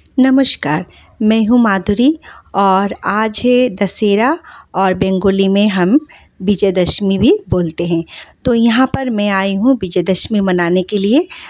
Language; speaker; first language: Hindi; non-native, local second language; Bangla